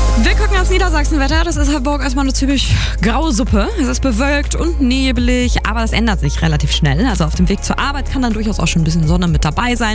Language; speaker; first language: German; native; German